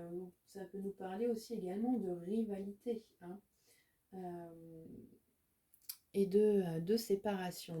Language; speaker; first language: French; native; French